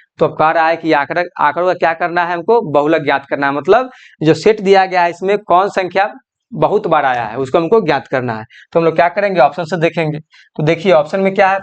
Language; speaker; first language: Hindi; native; Hindi